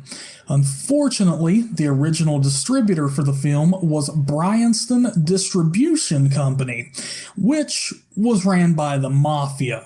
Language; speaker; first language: English; native; English